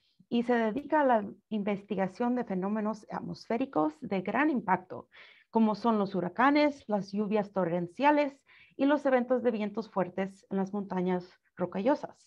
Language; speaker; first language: Spanish; early bilingual, heritage; Spanish